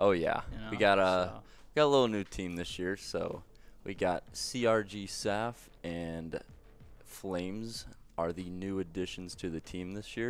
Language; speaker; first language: English; native; English